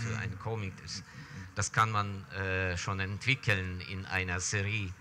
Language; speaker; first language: German; non-native, fluent; Ukrainian